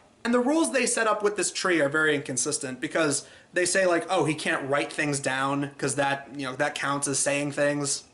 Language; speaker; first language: English; native; English